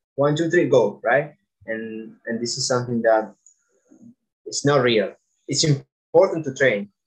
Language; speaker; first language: English; non-native, fluent; Spanish